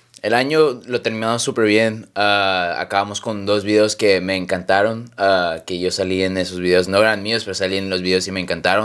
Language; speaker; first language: Spanish; early bilingual, heritage; Spanish